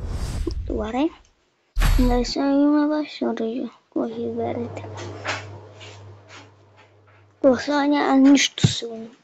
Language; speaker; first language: Bulgarian; native; Bulgarian